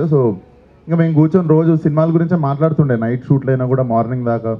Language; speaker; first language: Telugu; native; Telugu